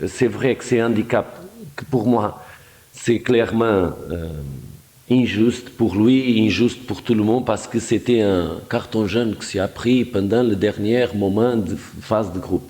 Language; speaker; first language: French; non-native, fluent; Portuguese